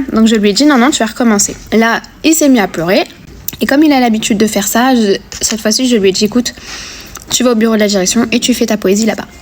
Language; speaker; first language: French; native; French